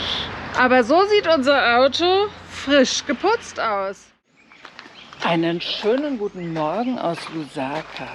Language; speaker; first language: German; native; German